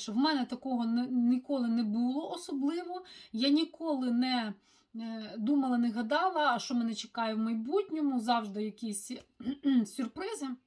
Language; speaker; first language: Ukrainian; native; Ukrainian